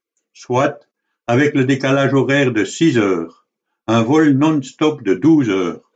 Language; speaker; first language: French; native; French